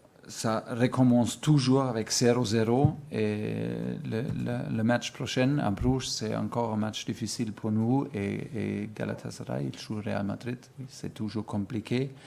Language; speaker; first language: French; non-native, fluent; German